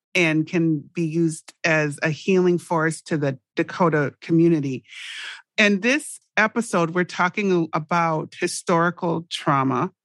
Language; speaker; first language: English; native; English